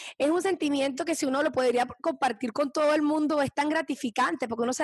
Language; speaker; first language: Spanish; early bilingual, heritage; Spanish